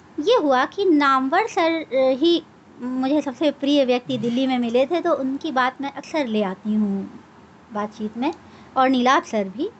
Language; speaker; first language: Hindi; native; Hindi